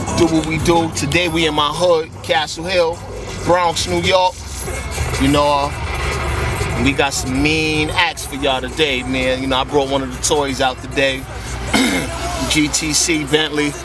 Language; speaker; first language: English; native; English